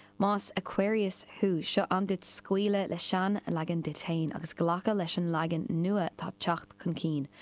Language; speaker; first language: Irish; native; Irish